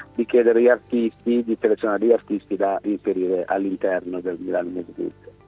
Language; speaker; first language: Italian; non-native, fluent; Wolof